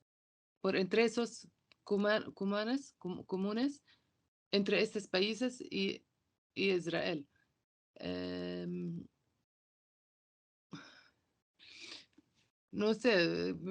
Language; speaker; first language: Spanish; non-native, local second language; Arabic